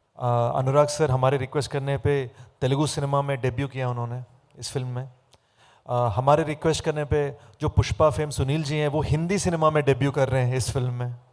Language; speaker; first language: Hindi; non-native, fluent; Telugu